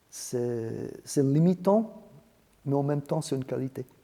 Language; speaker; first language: French; non-native, fluent; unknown